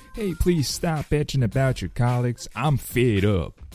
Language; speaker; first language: English; non-native, fluent; Chinese